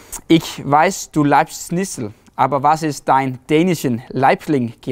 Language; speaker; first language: German; non-native, learner; Danish